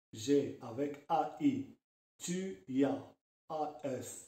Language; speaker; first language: French; non-native, local second language; Arabic